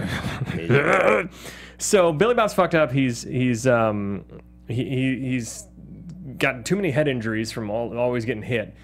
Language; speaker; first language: English; native; English